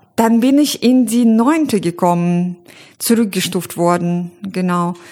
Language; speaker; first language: German; non-native, fluent; Russian